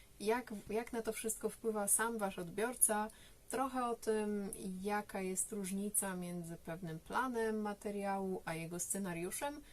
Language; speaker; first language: Polish; native; Polish